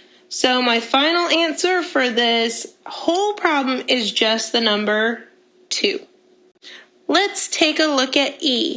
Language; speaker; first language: English; native; English